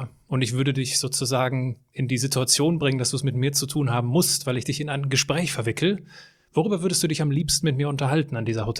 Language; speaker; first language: German; native; German